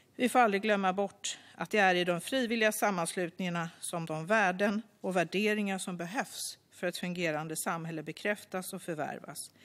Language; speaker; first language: Swedish; native; Swedish